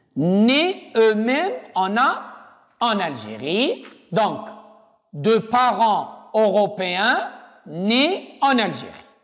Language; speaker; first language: French; non-native, local second language; Arabic